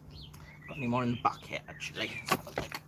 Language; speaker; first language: English; native; English